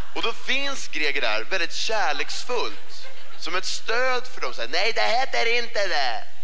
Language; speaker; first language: Swedish; early bilingual, other home language; Persian